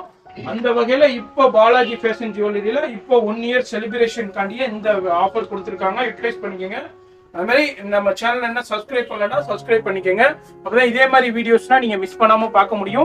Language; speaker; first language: Tamil; native; Tamil